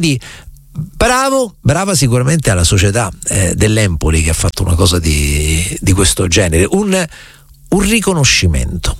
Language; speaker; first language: Italian; native; Italian